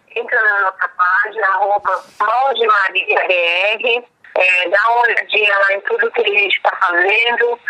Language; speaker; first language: Portuguese; native; Portuguese